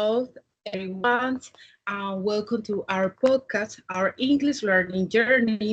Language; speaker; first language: English; non-native, learner; Spanish